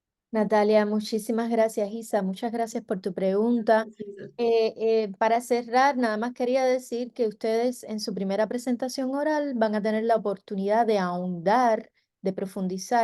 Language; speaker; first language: Spanish; native; Spanish